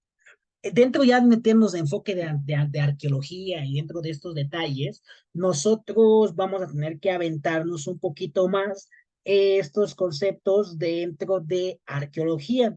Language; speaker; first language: Spanish; native; Spanish